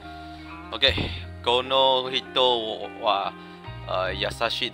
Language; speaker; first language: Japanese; non-native, learner; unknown